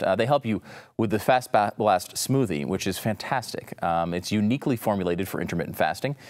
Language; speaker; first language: English; native; English